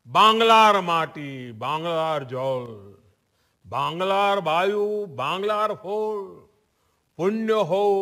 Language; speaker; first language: Hindi; non-native, local second language; Gujarati